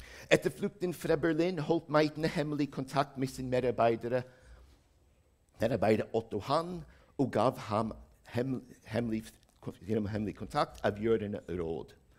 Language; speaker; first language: Norwegian; non-native, fluent; English